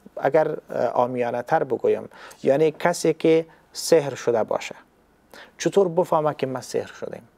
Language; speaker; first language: Persian; native; Persian